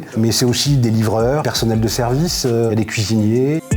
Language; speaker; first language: French; native; French